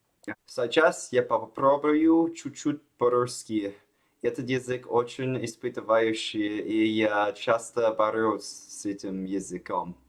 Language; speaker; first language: Russian; non-native, learner; Chinese